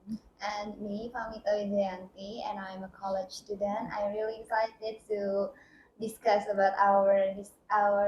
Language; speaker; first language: English; non-native, learner; Indonesian